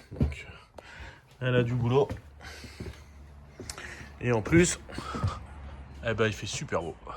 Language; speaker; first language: French; native; French